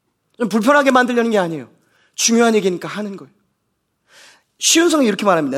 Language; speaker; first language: Korean; native; Korean